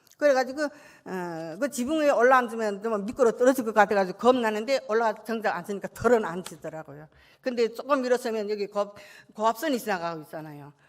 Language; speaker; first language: Korean; native; Korean